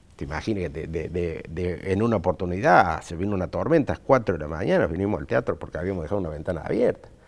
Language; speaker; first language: Spanish; native; Spanish